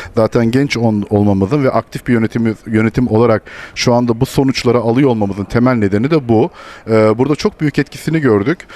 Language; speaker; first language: Turkish; native; Turkish